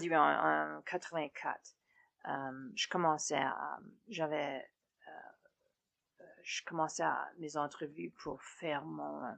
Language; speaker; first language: French; native; French